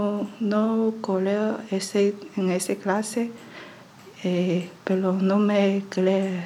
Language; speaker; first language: Spanish; non-native, learner; Chinese